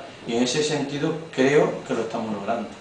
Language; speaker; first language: Spanish; native; Spanish